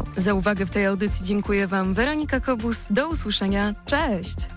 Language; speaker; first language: Polish; native; Polish